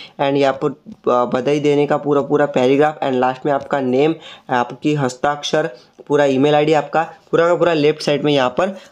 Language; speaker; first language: Hindi; non-native, local second language; Marathi